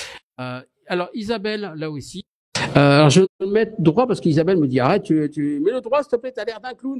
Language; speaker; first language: French; native; French